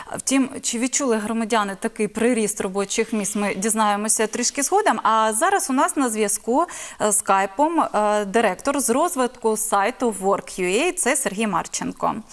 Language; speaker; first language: Ukrainian; native; Ukrainian